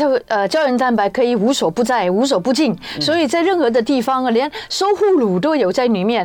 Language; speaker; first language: Chinese; native; Chinese